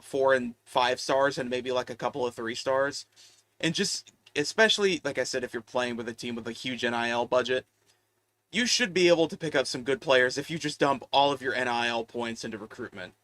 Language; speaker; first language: English; native; English